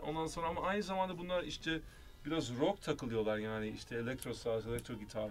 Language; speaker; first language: Turkish; early bilingual, heritage; Turkish